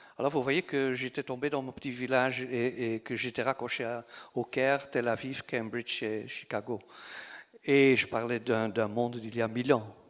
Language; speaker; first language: French; non-native, local second language; Dutch